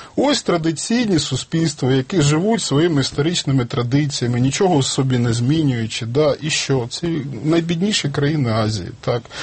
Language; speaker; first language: Ukrainian; non-native, local second language; Russian